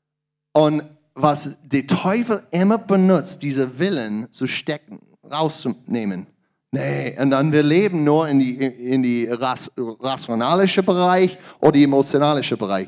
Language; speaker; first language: German; non-native, learner; English